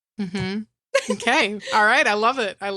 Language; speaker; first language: English; native; English